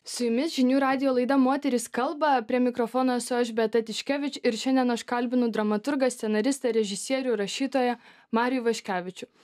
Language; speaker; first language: Lithuanian; non-native, local second language; Russian